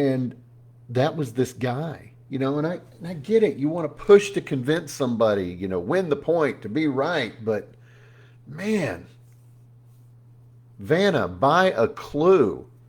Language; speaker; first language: English; native; English